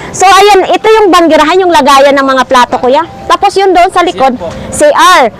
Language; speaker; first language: Filipino; non-native, local second language; Cebuano